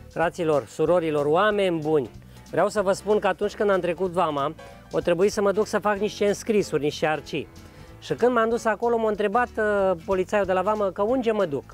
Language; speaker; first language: Romanian; native; Romanian